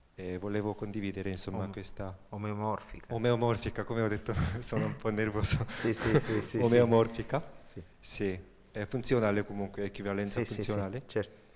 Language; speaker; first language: Italian; non-native, fluent; Korean